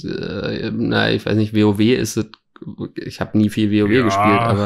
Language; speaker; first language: German; native; German